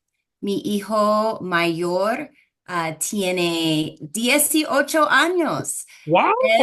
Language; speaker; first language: Spanish; non-native, fluent; English